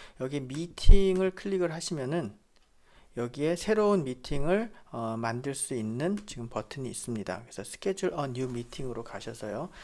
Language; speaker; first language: Korean; native; Korean